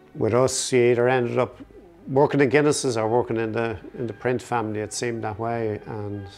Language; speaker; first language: English; native; English